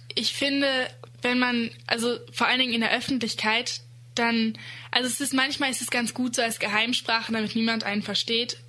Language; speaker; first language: German; early bilingual, other home language; Dutch